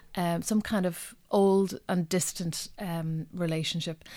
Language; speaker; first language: English; non-native, local second language; Irish